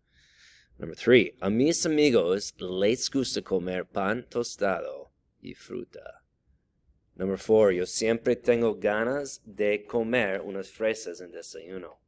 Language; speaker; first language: Spanish; non-native, fluent; English